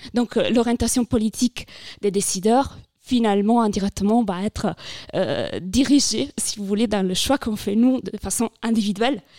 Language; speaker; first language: French; non-native, fluent; Italian